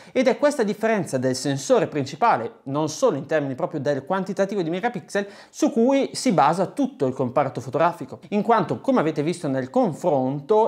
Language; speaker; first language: Italian; native; Italian